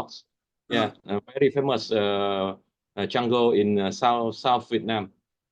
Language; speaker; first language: English; non-native, learner; Vietnamese